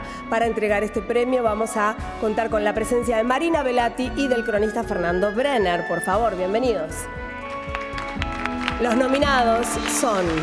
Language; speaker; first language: Spanish; native; Spanish